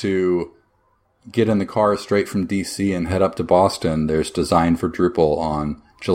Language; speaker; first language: English; native; English